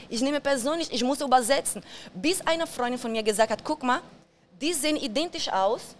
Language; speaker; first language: German; non-native, fluent; Portuguese